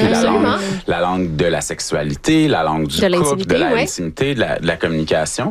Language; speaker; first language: French; native; French